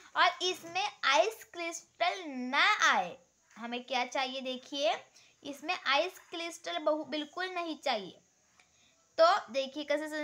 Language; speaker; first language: Hindi; non-native, local second language; Marathi